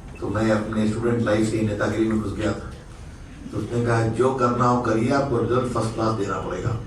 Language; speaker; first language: Hindi; native; Hindi